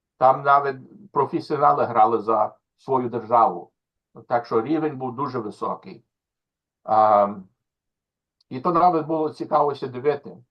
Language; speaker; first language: Ukrainian; early bilingual, heritage; Ukrainian